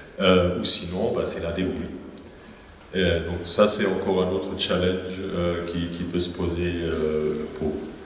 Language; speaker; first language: French; native; French